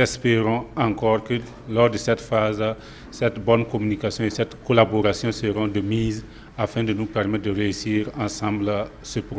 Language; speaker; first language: French; non-native, local second language; Mossi